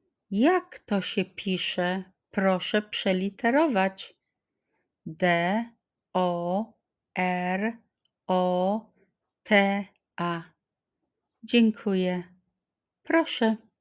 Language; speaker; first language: Polish; native; Polish